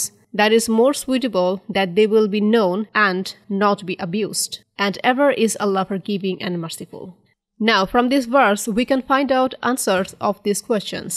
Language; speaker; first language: English; non-native, fluent; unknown